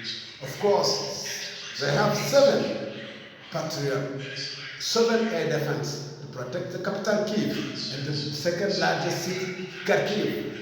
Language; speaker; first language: English; non-native, fluent; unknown